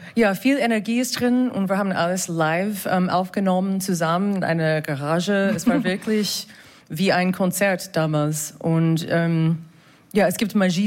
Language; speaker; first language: German; non-native, fluent; English